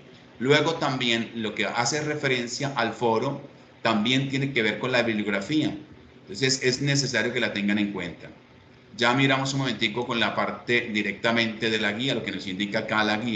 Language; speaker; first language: Spanish; native; Spanish